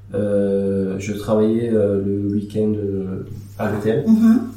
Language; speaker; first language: French; early bilingual, other home language; Aramaic